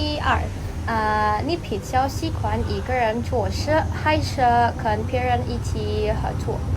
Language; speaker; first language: Chinese; non-native, learner; Indonesian